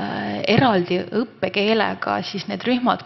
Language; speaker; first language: Estonian; non-native, local second language; Russian